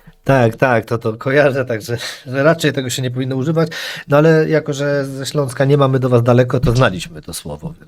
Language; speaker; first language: Polish; native; Polish